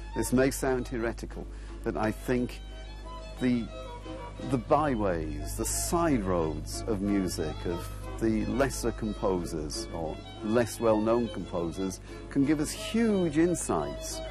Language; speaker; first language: English; native; English